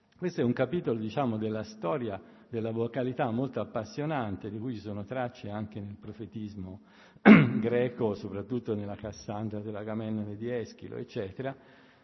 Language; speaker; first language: Italian; native; Italian